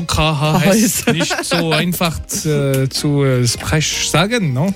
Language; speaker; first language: German; non-native, learner; French